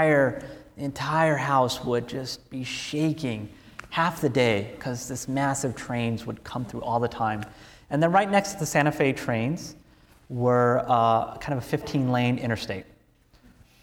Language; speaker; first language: English; native; English